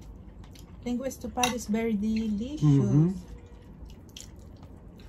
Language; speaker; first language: English; non-native, local second language; Filipino